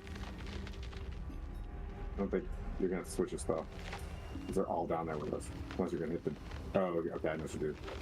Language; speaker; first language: English; native; English